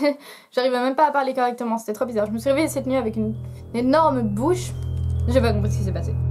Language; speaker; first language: French; native; French